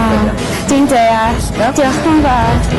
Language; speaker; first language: Welsh; non-native, learner; English